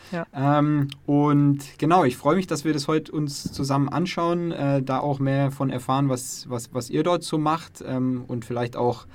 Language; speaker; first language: German; native; German